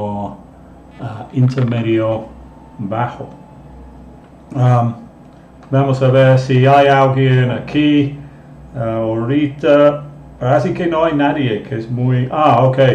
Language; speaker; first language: Spanish; non-native, fluent; English